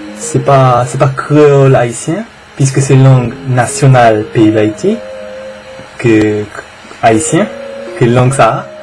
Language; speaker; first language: Haitian Creole; non-native, fluent; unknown